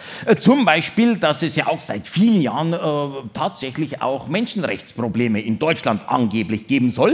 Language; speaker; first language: German; early bilingual, other home language; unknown